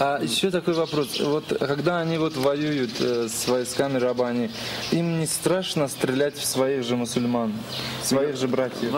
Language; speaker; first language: Russian; non-native, local second language; Azerbaijani